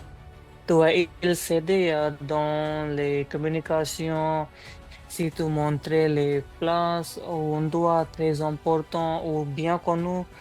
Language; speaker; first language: French; non-native, learner; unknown